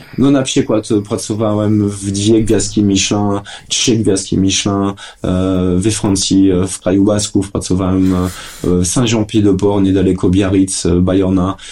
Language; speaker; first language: Polish; non-native, fluent; French